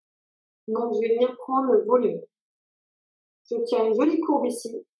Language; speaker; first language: French; native; French